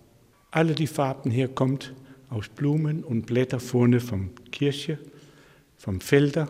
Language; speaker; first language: German; non-native, learner; Danish